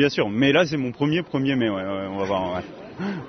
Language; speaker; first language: French; native; French